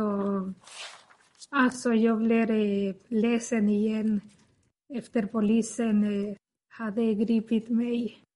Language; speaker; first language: Swedish; non-native, learner; Spanish